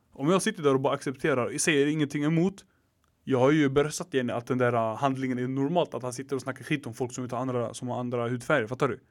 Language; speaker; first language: Swedish; early bilingual, other home language; Arabic